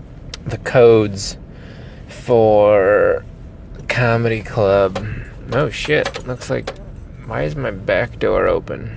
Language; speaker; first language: English; native; English